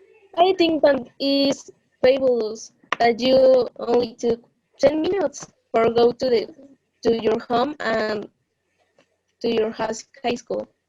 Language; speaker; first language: English; non-native, learner; Spanish